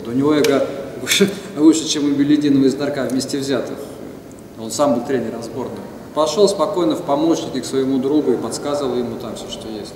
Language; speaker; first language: Russian; native; Russian